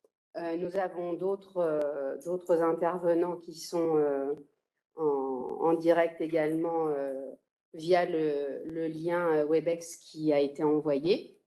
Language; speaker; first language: French; native; French